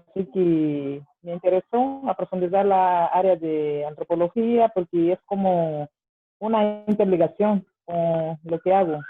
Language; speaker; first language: Spanish; non-native, fluent; Portuguese